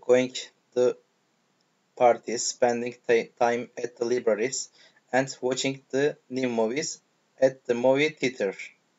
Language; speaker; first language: English; non-native, fluent; Turkish